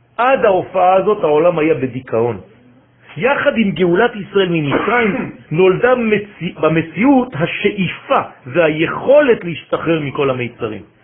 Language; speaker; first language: Hebrew; non-native, fluent; French